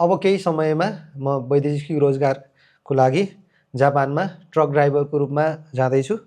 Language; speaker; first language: Nepali; native; Nepali